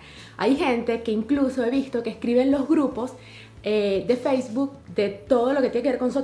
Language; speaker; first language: Spanish; native; Spanish